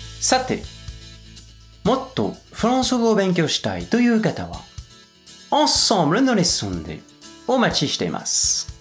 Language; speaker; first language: Japanese; non-native, fluent; French